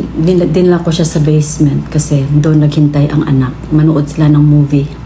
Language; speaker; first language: Filipino; non-native, local second language; Cebuano